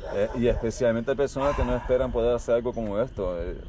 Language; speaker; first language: Spanish; early bilingual, heritage; Spanish